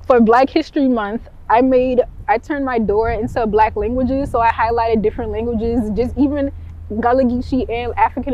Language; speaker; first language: English; early bilingual, other home language; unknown